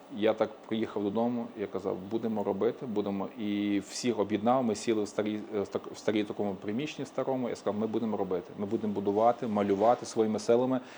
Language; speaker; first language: Ukrainian; native; Ukrainian